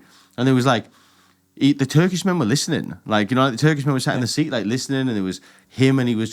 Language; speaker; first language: English; native; English